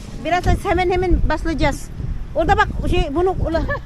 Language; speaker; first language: Turkish; non-native, learner; Filipino